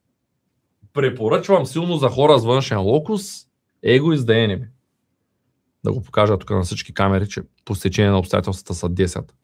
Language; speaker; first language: Bulgarian; native; Bulgarian